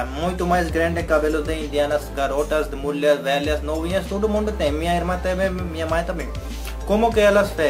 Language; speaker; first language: Portuguese; non-native, learner; Hindi